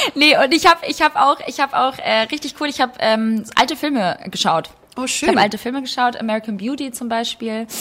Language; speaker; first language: German; early bilingual, other home language; Albanian